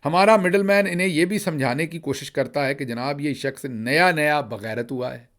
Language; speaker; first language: Urdu; non-native, local second language; Punjabi